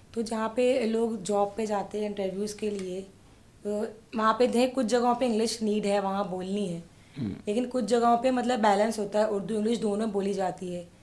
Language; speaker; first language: Urdu; native; Urdu